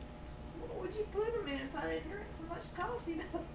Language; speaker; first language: English; native; English